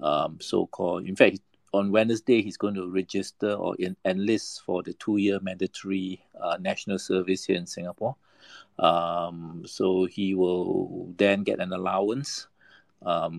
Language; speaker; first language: English; non-native, local second language; Malay